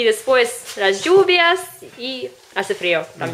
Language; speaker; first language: Spanish; non-native, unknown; Russian